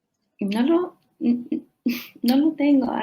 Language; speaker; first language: Spanish; non-native, learner; English